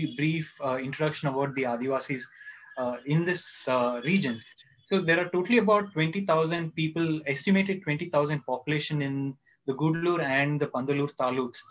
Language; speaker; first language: English; non-native, local second language; Kannada